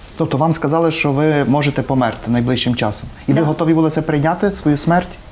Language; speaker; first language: Ukrainian; native; Ukrainian